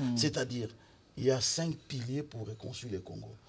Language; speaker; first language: French; non-native, local second language; Lingala